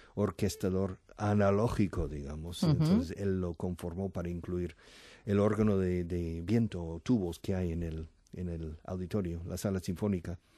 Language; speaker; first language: Spanish; non-native, fluent; English